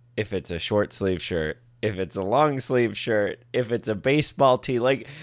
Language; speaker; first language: English; native; English